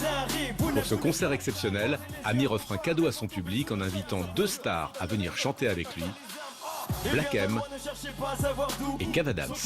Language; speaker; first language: French; native; French